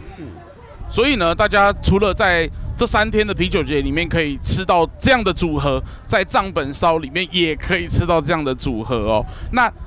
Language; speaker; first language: Chinese; native; Chinese